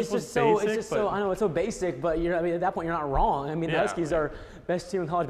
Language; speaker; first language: English; native; English